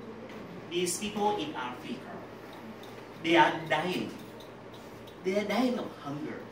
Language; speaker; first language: English; non-native, learner; Vietnamese